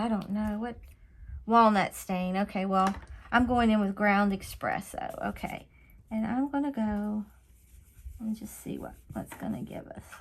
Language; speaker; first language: English; native; English